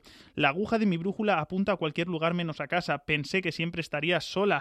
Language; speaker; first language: Spanish; native; Spanish